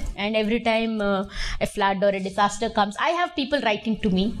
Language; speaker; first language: English; non-native, local second language; Telugu